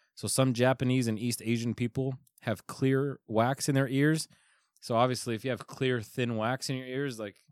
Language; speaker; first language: English; early bilingual, other home language; Spanish